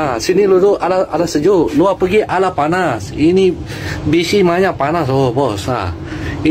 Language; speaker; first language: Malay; non-native, local second language; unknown